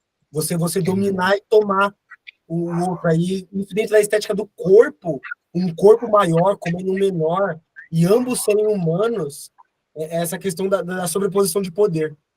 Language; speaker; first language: Portuguese; native; Portuguese